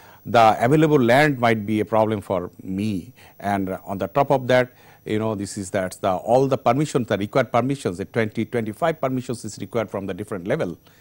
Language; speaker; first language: English; non-native, local second language; Bangla